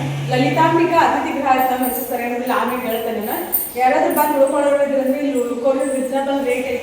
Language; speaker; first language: Kannada; native; Kannada